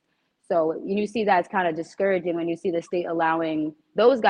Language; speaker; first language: English; native; English